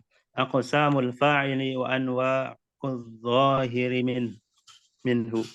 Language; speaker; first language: Arabic; non-native, learner; Indonesian